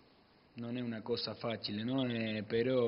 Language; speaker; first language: Italian; non-native, learner; Spanish